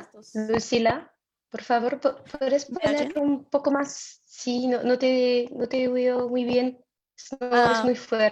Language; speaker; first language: Spanish; non-native, fluent; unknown